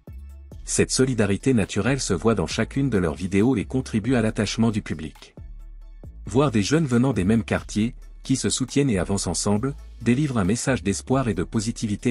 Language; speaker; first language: French; native; French